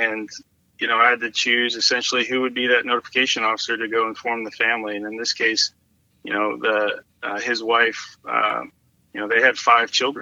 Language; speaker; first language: English; native; English